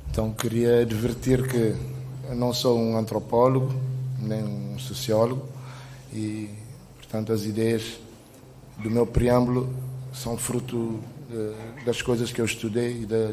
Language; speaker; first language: Portuguese; non-native, local second language; Kabuverdianu